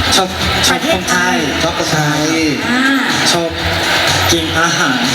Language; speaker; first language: Thai; non-native, learner; Japanese